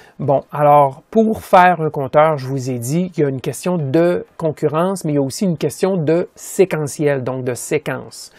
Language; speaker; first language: French; native; French